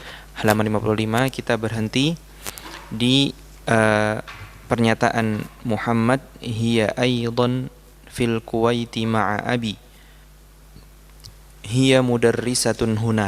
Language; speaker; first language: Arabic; non-native, fluent; Indonesian